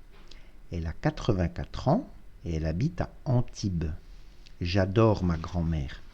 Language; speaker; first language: French; non-native, fluent; Russian